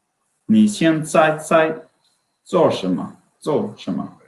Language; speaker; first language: Chinese; non-native, learner; Swedish